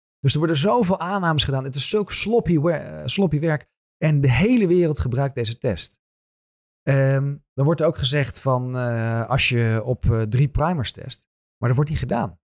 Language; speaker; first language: Dutch; native; Dutch